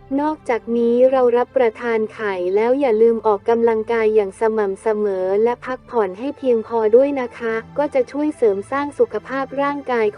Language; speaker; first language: Thai; native; Thai